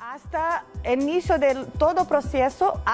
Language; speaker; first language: Spanish; non-native, fluent; Portuguese